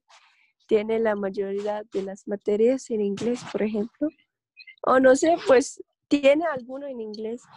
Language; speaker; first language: Spanish; non-native, learner; Russian